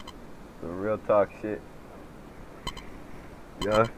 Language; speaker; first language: English; native; English